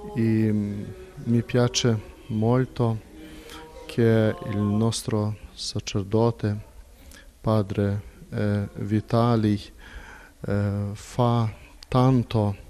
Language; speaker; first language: Italian; non-native, fluent; Ukrainian